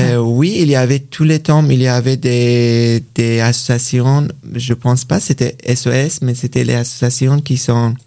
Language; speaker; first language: French; non-native, learner; Persian